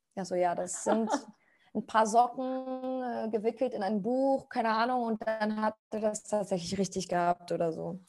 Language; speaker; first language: German; non-native, fluent; Spanish